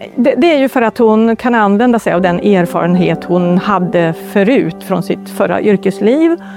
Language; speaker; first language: Swedish; native; Swedish